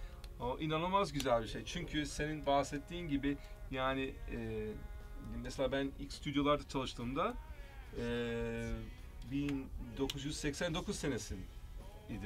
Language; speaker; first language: Turkish; early bilingual, heritage; Turkish